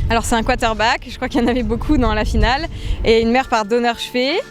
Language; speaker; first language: French; native; French